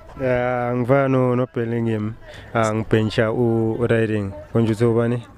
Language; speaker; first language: Zulu; native; Zulu